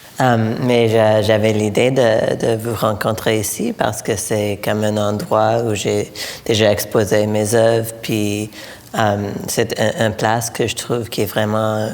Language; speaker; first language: French; non-native, local second language; English